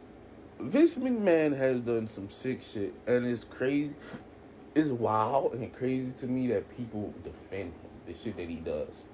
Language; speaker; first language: English; native; English